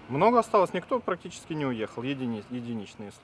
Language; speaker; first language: Russian; native; Russian